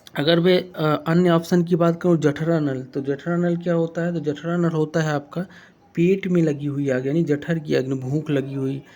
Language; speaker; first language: Hindi; native; Hindi